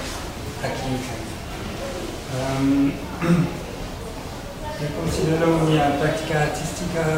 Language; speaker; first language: Spanish; non-native, fluent; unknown